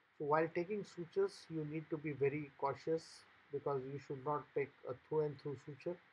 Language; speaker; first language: English; non-native, local second language; Marathi